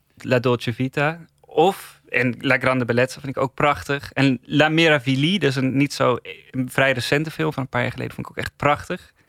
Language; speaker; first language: Dutch; native; Dutch